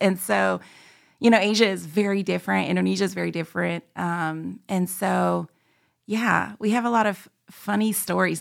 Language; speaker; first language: English; native; English